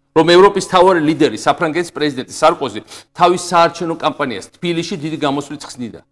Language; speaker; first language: Georgian; native; Georgian